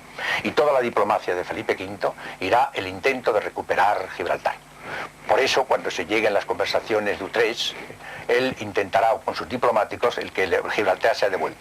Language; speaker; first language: Spanish; native; Spanish